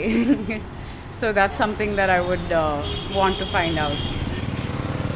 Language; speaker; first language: English; non-native, local second language; Hindi